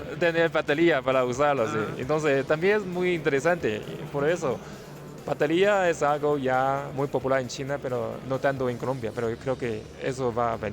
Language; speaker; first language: Spanish; non-native, fluent; Chinese